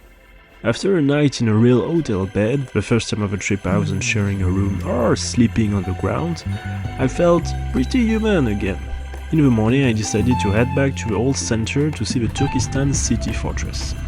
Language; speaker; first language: English; non-native, fluent; French